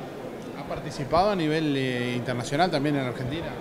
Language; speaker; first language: Spanish; native; Spanish